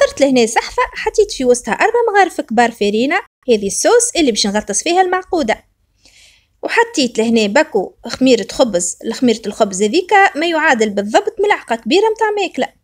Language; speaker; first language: Arabic; native; Arabic